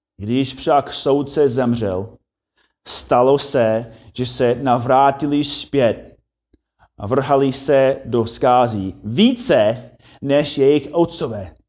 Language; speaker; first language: Czech; non-native, fluent; English